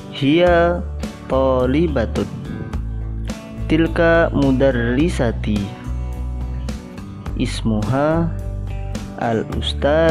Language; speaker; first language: Arabic; non-native, learner; Indonesian